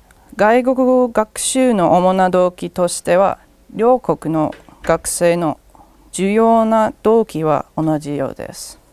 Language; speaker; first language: Japanese; non-native, learner; English